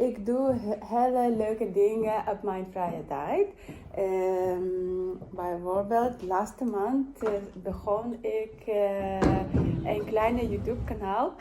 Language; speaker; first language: Dutch; non-native, learner; Yakut